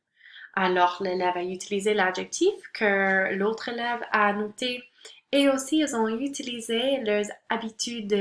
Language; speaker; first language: French; non-native, local second language; English